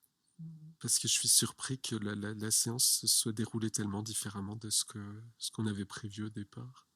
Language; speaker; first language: French; native; French